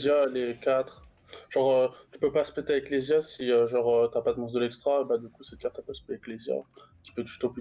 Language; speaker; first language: French; native; French